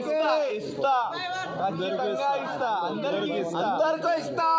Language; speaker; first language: Telugu; non-native, learner; Hindi